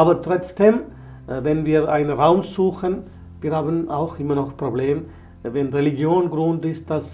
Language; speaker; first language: German; non-native, learner; Tamil